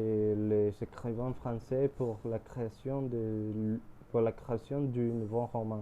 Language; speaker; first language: French; non-native, learner; Spanish